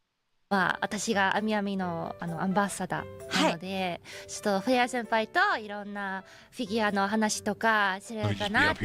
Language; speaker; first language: Japanese; non-native, fluent; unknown